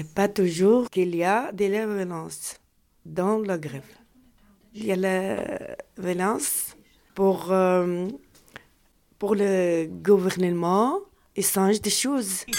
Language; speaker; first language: French; non-native, learner; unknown